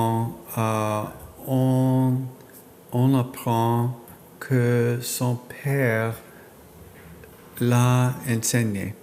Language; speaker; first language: French; non-native, learner; English